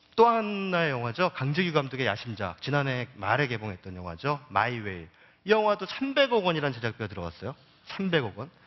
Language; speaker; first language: Korean; native; Korean